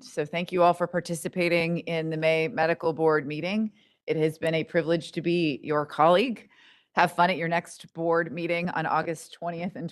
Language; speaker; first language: English; native; English